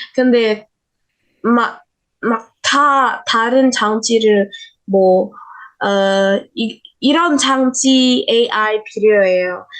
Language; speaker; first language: Korean; non-native, learner; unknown